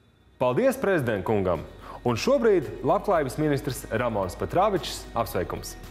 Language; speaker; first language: Latvian; native; Latvian